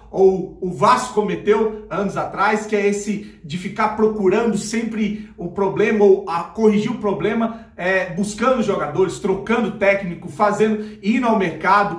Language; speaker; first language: Portuguese; native; Portuguese